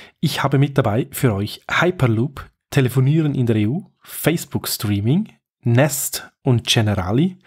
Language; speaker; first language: German; native; German